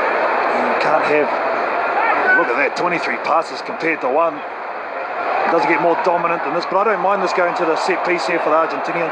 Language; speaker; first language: English; native; English